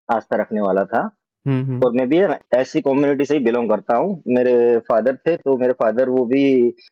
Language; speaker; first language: Hindi; non-native, local second language; Gujarati